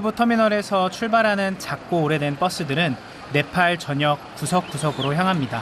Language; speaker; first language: Korean; native; Korean